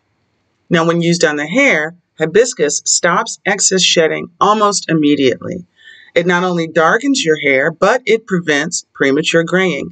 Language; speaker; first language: English; native; English